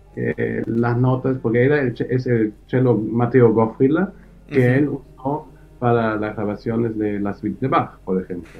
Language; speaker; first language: Spanish; early bilingual, heritage; German